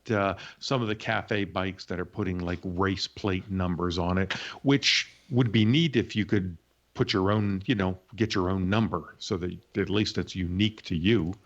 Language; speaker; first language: English; native; English